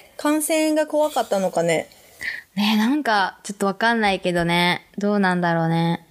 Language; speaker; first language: Japanese; native; Japanese